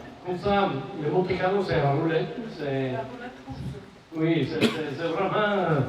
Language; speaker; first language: French; non-native, fluent; Italian